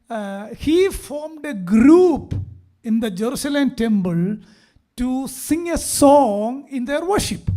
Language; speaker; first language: English; non-native, local second language; Malayalam